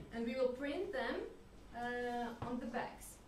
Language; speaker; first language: English; non-native, learner; French